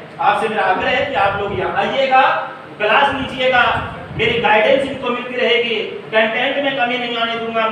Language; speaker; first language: Hindi; native; Hindi